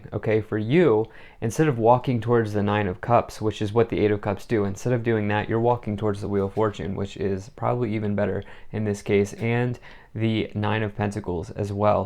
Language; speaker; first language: English; native; English